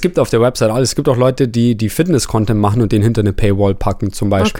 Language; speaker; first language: German; native; German